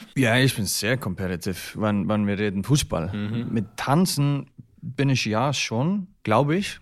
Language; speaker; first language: German; non-native, learner; Icelandic